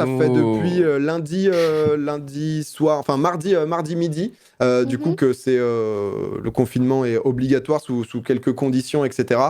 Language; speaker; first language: French; native; French